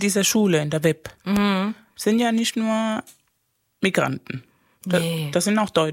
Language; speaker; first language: German; non-native, fluent; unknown